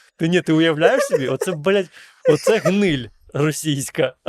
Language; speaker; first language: Ukrainian; native; Ukrainian